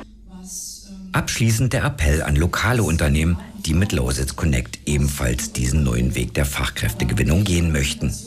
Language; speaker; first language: German; native; German